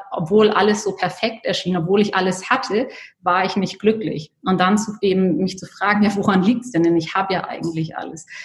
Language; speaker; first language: German; native; German